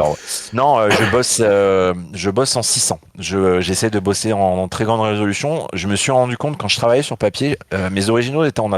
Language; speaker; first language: French; native; French